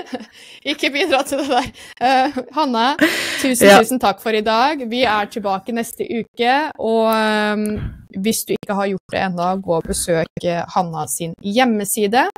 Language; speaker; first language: Norwegian; native; Norwegian